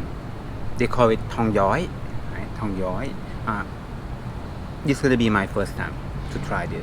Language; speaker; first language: English; non-native, fluent; Thai